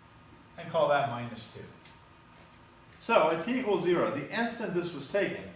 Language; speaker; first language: English; native; English